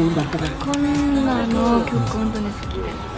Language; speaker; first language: Japanese; non-native, learner; Korean